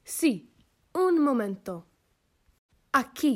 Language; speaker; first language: Spanish; non-native, learner; English